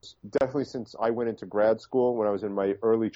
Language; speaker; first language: English; native; English